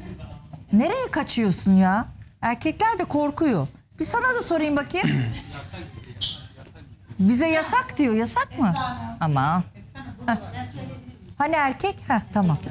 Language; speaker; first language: Turkish; native; Turkish